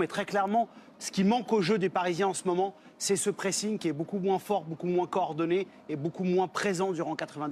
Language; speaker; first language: French; native; French